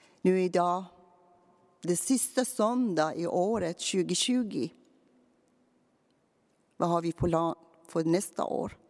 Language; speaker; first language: Swedish; non-native, fluent; Persian